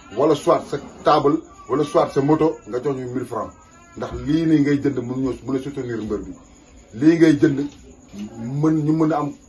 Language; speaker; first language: Wolof; native; Wolof